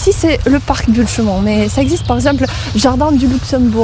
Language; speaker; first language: French; non-native, fluent; Russian